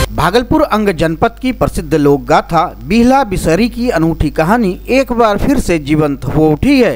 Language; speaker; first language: Hindi; native; Hindi